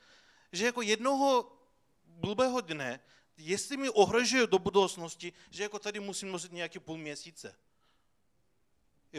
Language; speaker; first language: Czech; non-native, fluent; Turkish